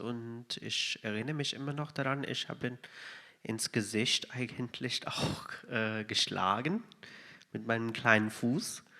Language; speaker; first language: German; non-native, fluent; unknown